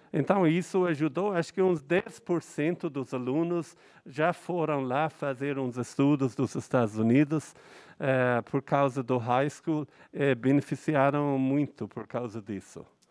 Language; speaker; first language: Portuguese; non-native, fluent; English